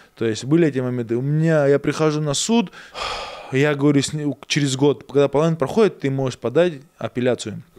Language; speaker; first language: Russian; native; Russian